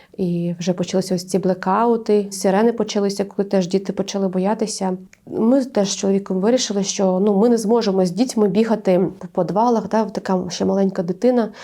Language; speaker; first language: Ukrainian; non-native, local second language; Crimean Tatar